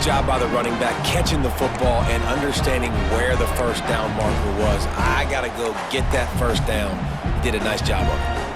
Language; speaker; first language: English; native; English